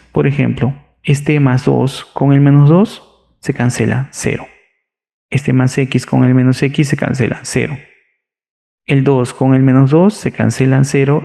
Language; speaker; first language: Spanish; native; Spanish